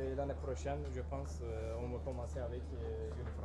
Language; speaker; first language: French; non-native, fluent; Turkish